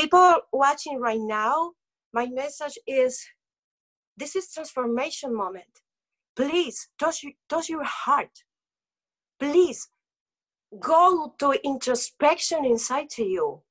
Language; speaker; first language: English; non-native, local second language; Spanish